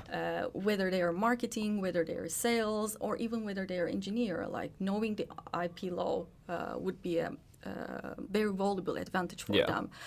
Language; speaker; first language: English; non-native, fluent; Turkish